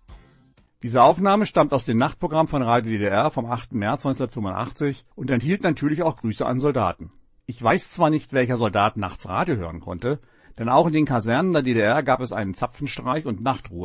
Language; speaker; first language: German; native; German